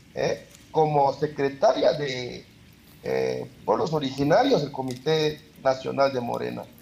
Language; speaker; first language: Spanish; native; Spanish